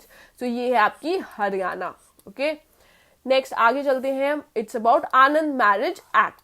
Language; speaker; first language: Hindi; native; Hindi